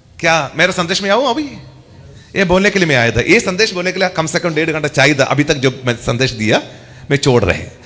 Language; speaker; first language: Hindi; non-native, local second language; Malayalam